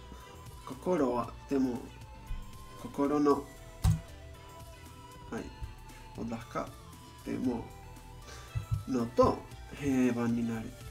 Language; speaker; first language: Japanese; non-native, learner; English